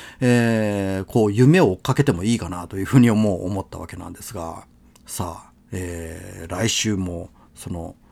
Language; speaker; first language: Japanese; native; Japanese